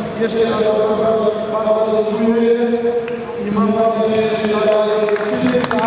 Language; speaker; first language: Polish; non-native, fluent; Portuguese